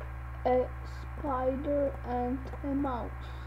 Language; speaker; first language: English; non-native, learner; Czech